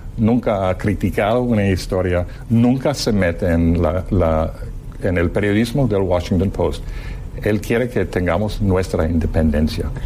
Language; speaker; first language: Spanish; non-native, fluent; English